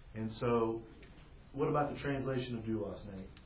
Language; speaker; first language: English; native; English